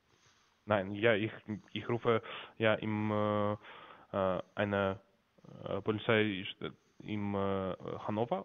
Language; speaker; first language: German; non-native, learner; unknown